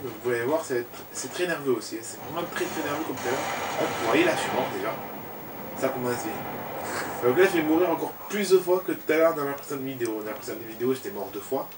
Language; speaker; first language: French; native; French